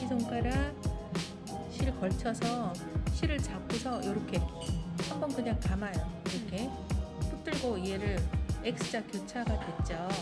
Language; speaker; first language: Korean; native; Korean